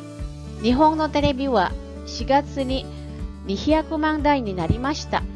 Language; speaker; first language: Japanese; non-native, fluent; Indonesian